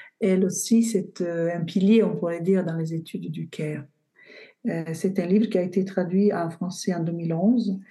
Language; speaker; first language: French; non-native, fluent; Italian